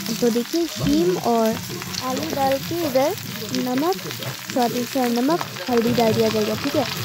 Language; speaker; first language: Hindi; non-native, local second language; Bangla